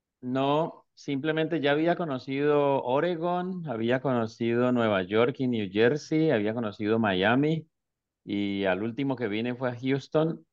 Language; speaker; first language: Spanish; native; Spanish